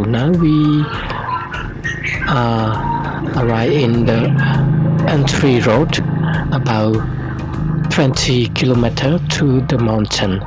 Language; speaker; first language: English; non-native, learner; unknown